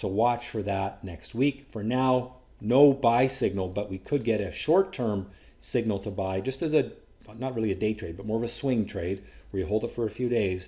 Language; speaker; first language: English; native; English